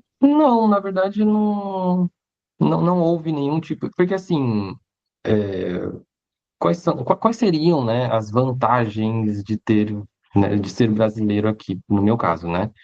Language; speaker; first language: Portuguese; early bilingual, other home language; Chinese